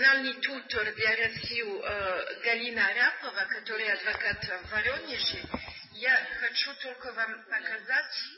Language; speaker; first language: Russian; non-native, learner; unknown